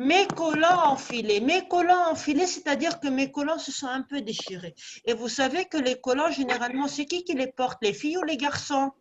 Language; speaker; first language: French; non-native, local second language; Arabic